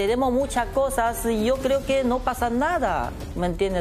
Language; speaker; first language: Spanish; non-native, learner; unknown